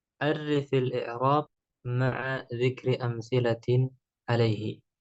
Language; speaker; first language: Arabic; non-native, fluent; Indonesian